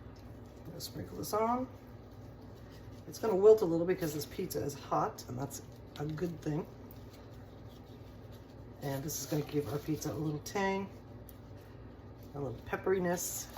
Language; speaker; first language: English; native; English